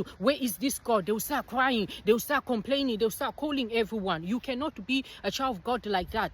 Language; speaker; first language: English; non-native, fluent; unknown